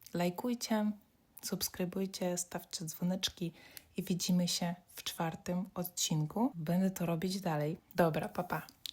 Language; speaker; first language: Polish; non-native, fluent; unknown